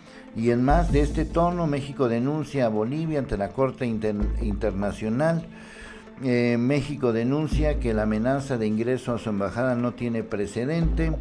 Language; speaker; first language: Spanish; native; Spanish